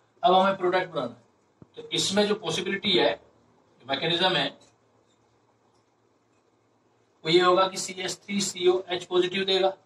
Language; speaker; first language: Hindi; native; Hindi